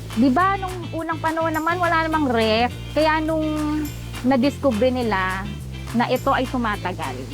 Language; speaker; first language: Filipino; native; Filipino